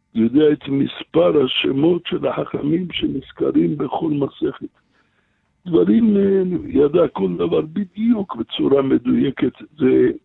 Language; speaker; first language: Hebrew; non-native, fluent; Arabic